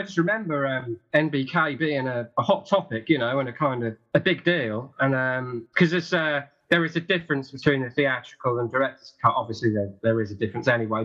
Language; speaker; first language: English; native; English